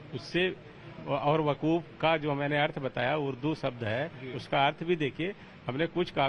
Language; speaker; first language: Hindi; native; Hindi